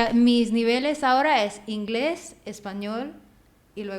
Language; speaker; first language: Spanish; non-native, fluent; Filipino